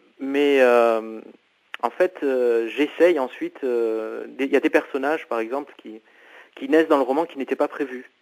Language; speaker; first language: French; non-native, fluent; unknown